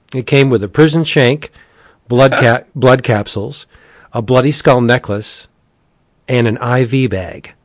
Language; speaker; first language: English; native; English